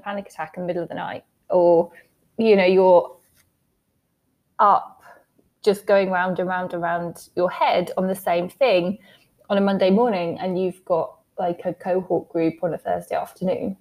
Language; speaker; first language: English; native; English